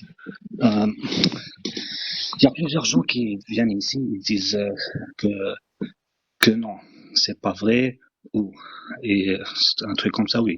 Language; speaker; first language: French; non-native, local second language; Arabic